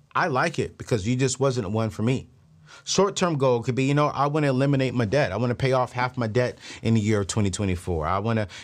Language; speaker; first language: English; native; English